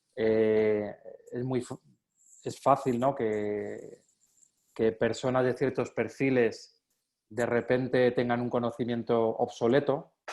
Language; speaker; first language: Spanish; native; Spanish